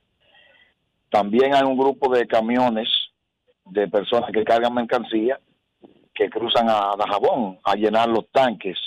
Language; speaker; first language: Spanish; native; Spanish